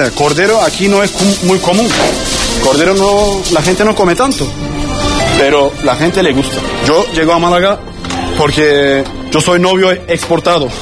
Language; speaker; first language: Spanish; non-native, learner; Turkish